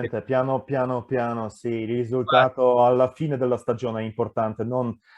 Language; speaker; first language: Italian; non-native, fluent; Polish